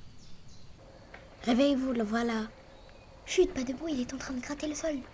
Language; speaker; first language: French; native; French